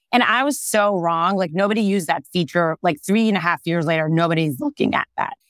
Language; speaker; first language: English; non-native, fluent; Hebrew